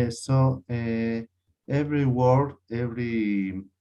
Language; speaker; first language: English; non-native, learner; Spanish